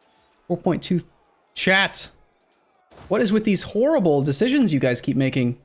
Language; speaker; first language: English; native; English